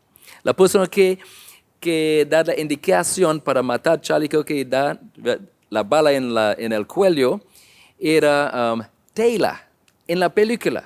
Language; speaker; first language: Spanish; non-native, learner; English